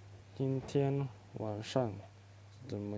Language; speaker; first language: Chinese; non-native, fluent; Indonesian